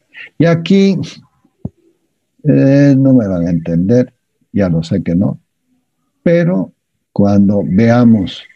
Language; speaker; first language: Spanish; native; Spanish